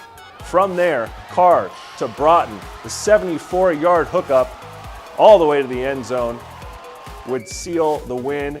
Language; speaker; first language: English; native; English